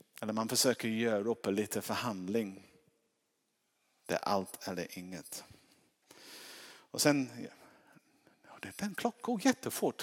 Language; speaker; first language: Swedish; non-native, fluent; English